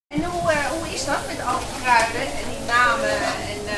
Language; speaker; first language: Dutch; native; Dutch